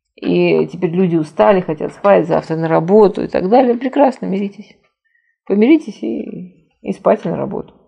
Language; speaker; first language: Russian; native; Russian